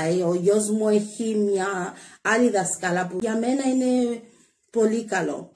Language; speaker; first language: Greek; non-native, learner; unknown